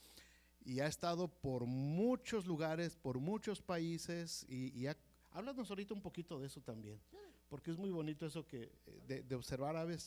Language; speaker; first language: Spanish; native; Spanish